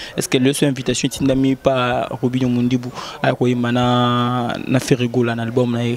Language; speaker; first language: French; non-native, local second language; Lingala